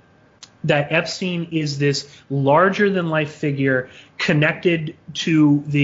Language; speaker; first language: English; native; English